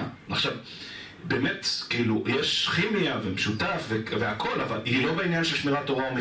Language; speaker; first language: Hebrew; native; Hebrew